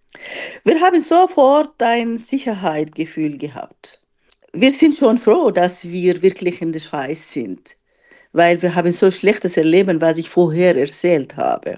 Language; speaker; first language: German; non-native, fluent; Arabic